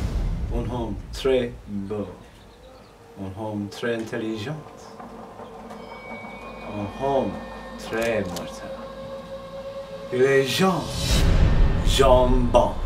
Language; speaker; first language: French; non-native, learner; English